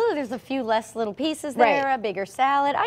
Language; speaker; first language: English; native; English